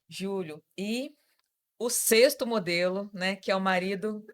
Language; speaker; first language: Portuguese; native; Portuguese